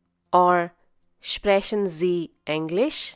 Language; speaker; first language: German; non-native, fluent; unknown